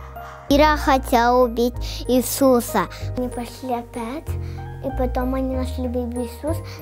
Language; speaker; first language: Russian; early bilingual, heritage; Russian